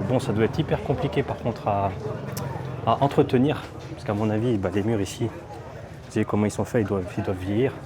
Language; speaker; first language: French; native; French